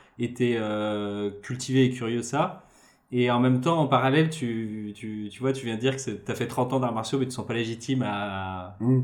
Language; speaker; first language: French; native; French